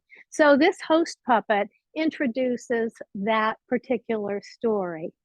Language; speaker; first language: English; native; English